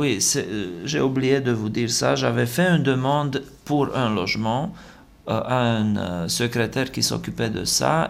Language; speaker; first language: French; non-native, fluent; Romanian